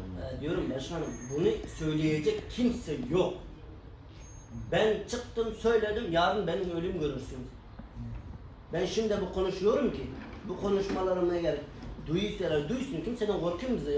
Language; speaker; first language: Turkish; non-native, learner; Uyghur